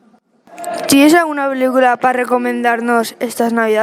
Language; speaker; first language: Spanish; native; Spanish